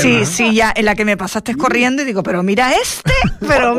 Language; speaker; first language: Spanish; native; Spanish